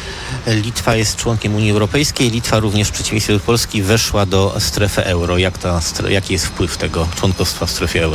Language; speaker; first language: Polish; native; Polish